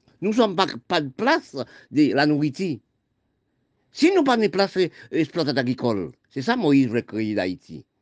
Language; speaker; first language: French; non-native, local second language; Haitian Creole